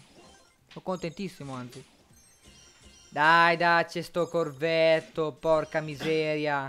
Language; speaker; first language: Italian; native; Italian